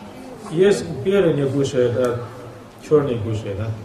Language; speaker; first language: Russian; non-native, learner; Chinese